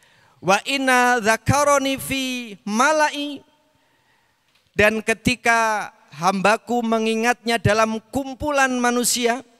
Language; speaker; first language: Indonesian; native; Indonesian